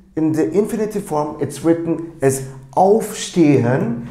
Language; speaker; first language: English; non-native, fluent; Turkish